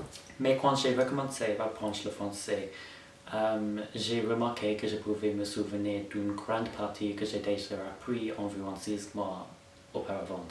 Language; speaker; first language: French; non-native, fluent; English